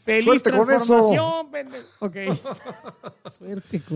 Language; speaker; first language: Spanish; native; Spanish